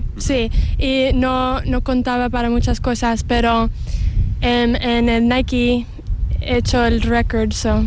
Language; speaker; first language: Spanish; early bilingual, heritage; English